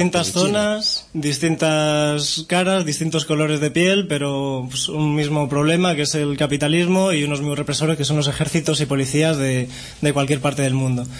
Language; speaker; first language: Spanish; native; Spanish